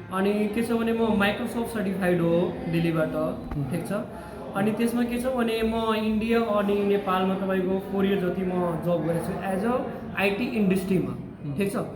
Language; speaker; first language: Nepali; non-native, local second language; Bhojpuri